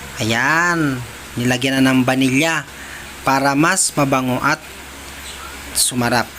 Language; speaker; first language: Filipino; native; Filipino